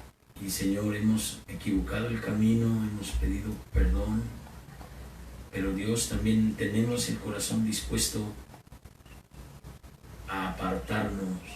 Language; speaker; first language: Spanish; native; Spanish